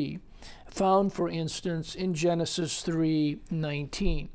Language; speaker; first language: English; native; English